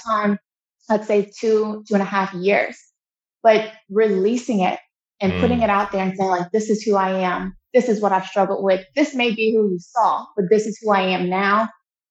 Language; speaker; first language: English; native; English